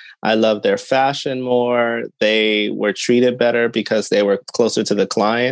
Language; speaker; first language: English; native; English